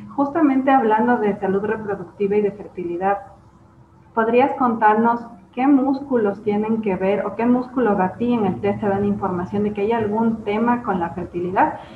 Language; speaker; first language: Spanish; native; Spanish